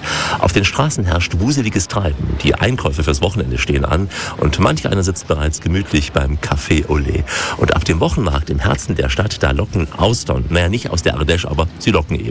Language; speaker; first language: German; native; German